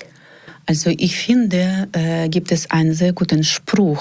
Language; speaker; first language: German; non-native, learner; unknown